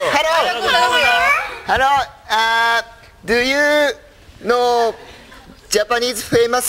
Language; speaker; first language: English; non-native, learner; Japanese